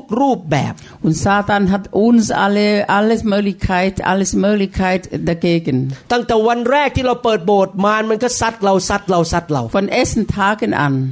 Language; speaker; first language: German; non-native, learner; Thai